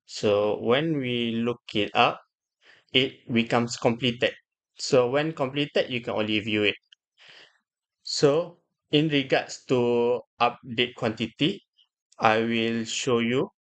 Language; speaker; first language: English; non-native, local second language; Malay